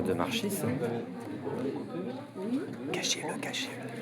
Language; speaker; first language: French; native; French